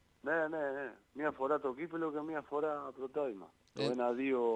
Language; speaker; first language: Greek; non-native, learner; Spanish